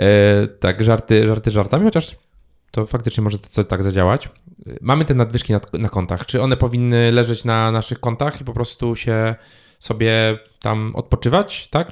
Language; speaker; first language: Polish; native; Polish